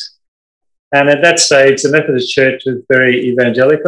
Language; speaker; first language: English; native; English